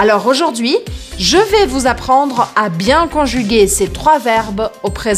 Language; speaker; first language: French; non-native, learner; Portuguese